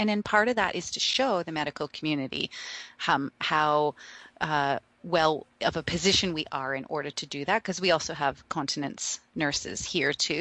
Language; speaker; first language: English; native; English